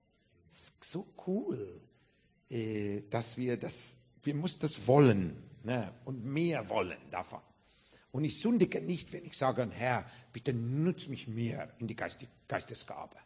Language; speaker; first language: German; non-native, fluent; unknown